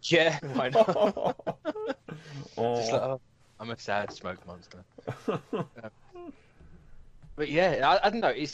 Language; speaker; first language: English; native; English